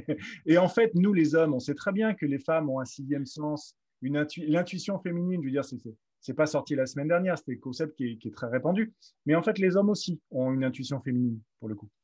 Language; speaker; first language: French; native; French